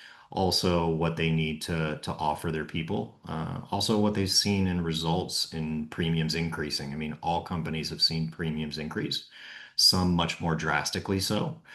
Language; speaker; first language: English; native; English